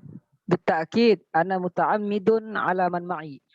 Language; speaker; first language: Arabic; non-native, learner; Indonesian